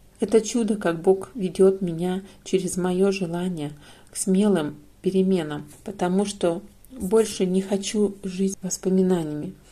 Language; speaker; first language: Russian; non-native, fluent; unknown